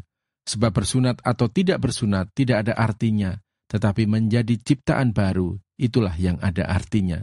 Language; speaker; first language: Indonesian; native; Indonesian